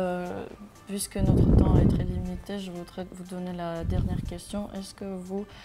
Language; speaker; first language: French; non-native, fluent; Armenian